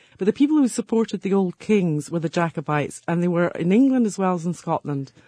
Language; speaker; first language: English; native; English